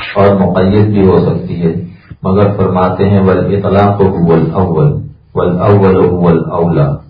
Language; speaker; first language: Urdu; native; Urdu